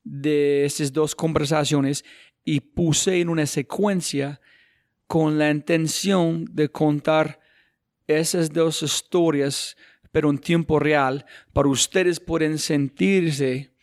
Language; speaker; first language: Spanish; non-native, fluent; English